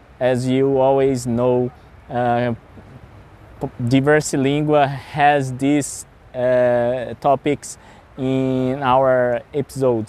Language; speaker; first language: English; non-native, fluent; Portuguese